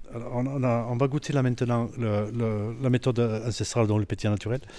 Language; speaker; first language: French; native; French